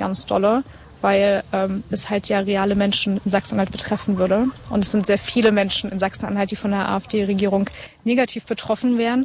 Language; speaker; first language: German; native; German